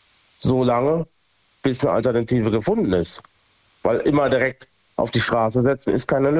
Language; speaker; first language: German; native; German